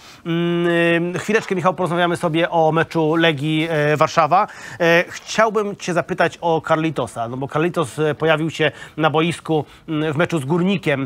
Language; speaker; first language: Polish; native; Polish